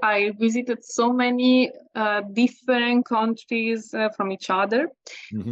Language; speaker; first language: English; non-native, fluent; Italian